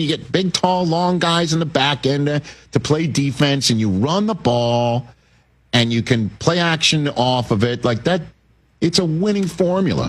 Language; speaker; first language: English; native; English